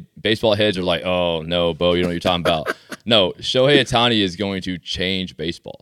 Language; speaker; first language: English; native; English